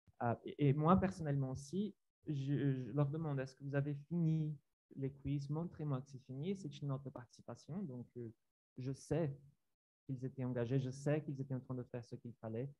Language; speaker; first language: French; non-native, fluent; Portuguese